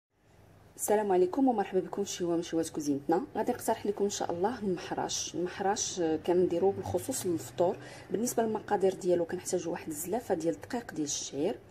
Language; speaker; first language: Arabic; native; Arabic